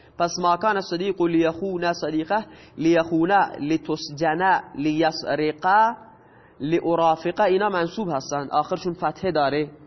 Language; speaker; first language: Persian; non-native, local second language; Baluchi